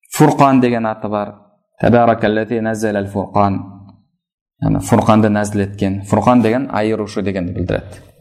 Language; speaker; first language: Kazakh; native; Kazakh